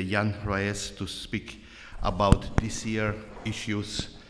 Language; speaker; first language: English; non-native, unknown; Slovenian